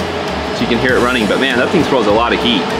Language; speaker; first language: English; native; English